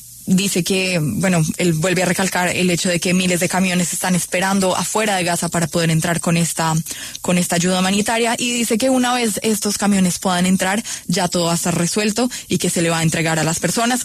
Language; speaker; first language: Spanish; native; Spanish